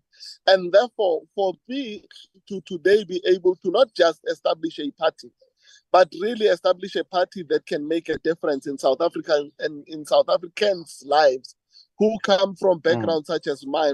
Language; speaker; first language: English; non-native, local second language; Tswana